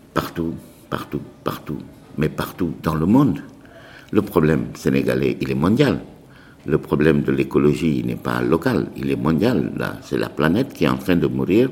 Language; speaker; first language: French; non-native, local second language; Arabic